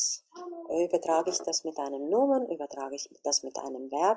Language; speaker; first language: German; non-native, fluent; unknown